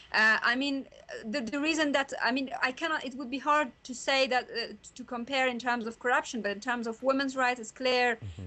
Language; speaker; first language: English; non-native, fluent; Pashto